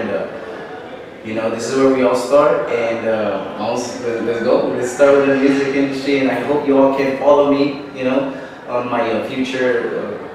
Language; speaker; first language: English; early bilingual, other home language; Spanish